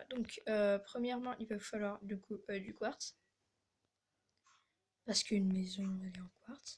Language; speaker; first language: French; native; French